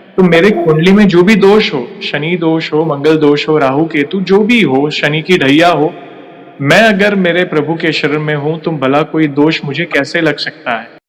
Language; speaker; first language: Hindi; native; Hindi